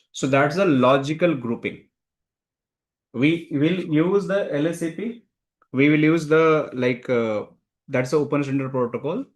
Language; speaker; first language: English; non-native, local second language; Hindi